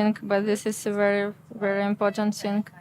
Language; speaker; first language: English; non-native, learner; Ukrainian